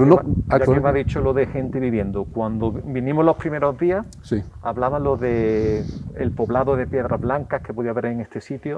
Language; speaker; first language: Spanish; native; Spanish